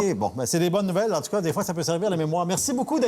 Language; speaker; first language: French; native; French